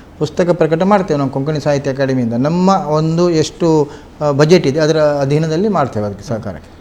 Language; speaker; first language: Kannada; non-native, local second language; Konkani